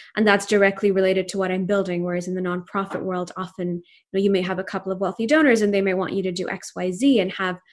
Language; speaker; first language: English; non-native, local second language; Urdu